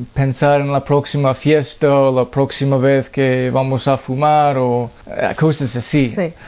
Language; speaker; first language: Spanish; non-native, fluent; English